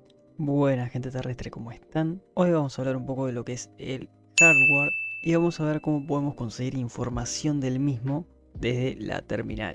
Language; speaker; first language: Spanish; native; Spanish